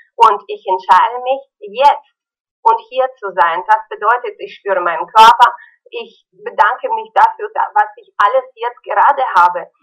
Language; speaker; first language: German; non-native, fluent; Russian